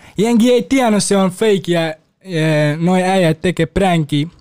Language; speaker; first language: Finnish; non-native, learner; Kurdish